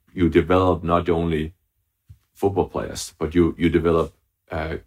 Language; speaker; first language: English; non-native, fluent; Danish